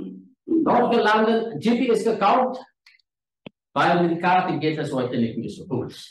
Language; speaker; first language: German; non-native, learner; Afrikaans